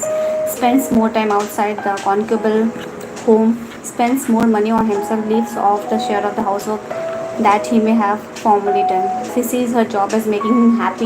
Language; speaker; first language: English; non-native, local second language; Hindi